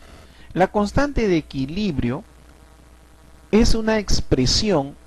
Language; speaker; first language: Spanish; native; Spanish